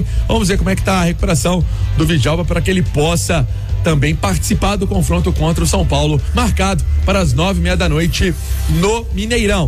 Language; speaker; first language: Portuguese; native; Portuguese